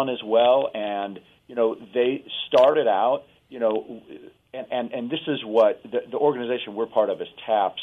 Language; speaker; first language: English; native; English